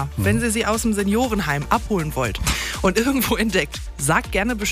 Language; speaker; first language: German; native; German